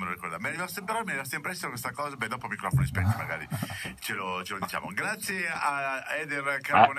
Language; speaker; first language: Italian; native; Italian